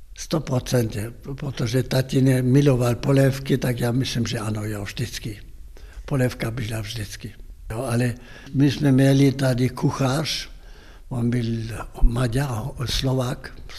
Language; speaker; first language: Czech; non-native, local second language; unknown